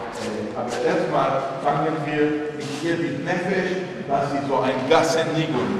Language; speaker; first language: German; non-native, fluent; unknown